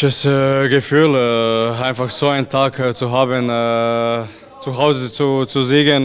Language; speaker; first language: German; non-native, learner; Croatian